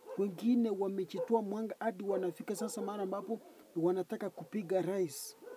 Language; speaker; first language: Swahili; non-native, local second language; Gusii